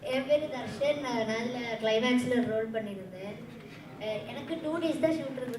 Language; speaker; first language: Tamil; non-native, learner; Malayalam